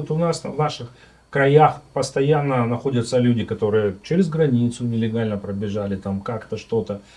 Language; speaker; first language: Russian; native; Russian